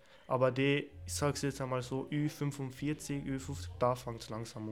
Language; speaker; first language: German; early bilingual, other home language; Turkish